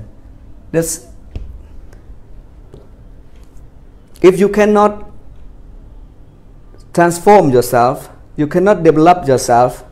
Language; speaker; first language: English; non-native, fluent; Khmer